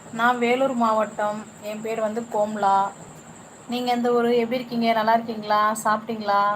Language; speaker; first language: Tamil; non-native, local second language; Telugu